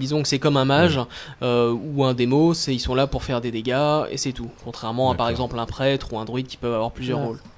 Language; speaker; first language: French; native; French